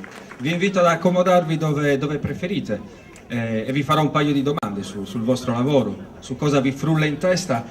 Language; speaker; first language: Italian; native; Italian